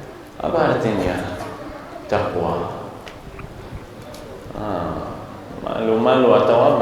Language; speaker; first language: Indonesian; non-native, learner; Arabic